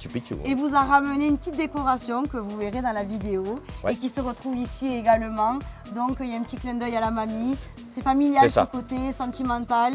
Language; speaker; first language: French; native; French